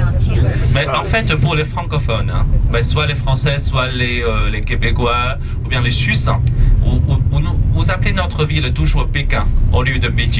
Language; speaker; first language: French; non-native, fluent; Chinese